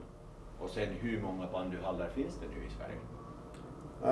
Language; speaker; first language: Swedish; non-native, local second language; Finnish